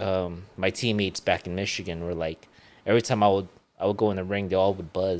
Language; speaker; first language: English; early bilingual, other home language; Iloko